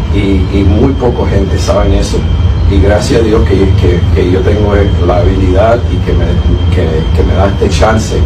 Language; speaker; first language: Spanish; early bilingual, heritage; Spanish